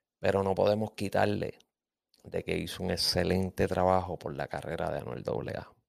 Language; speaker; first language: Spanish; native; Spanish